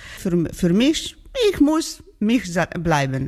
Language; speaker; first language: German; non-native, learner; Georgian